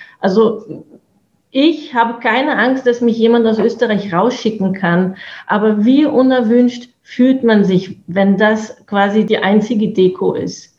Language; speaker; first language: German; native; German